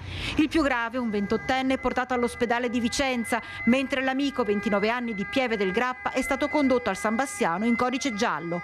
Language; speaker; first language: Italian; native; Italian